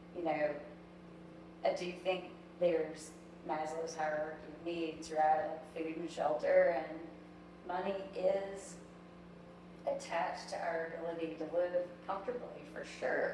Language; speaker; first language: English; native; English